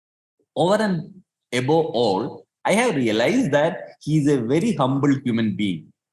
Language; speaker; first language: English; non-native, local second language; Malayalam